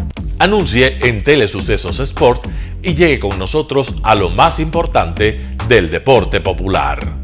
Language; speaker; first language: Spanish; native; Spanish